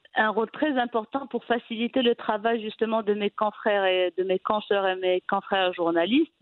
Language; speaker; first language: French; non-native, local second language; Arabic